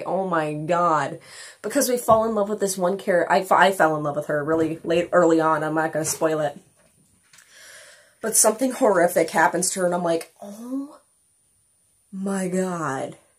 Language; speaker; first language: English; native; English